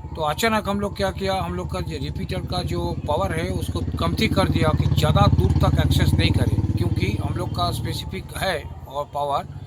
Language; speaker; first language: Hindi; non-native, local second language; Bangla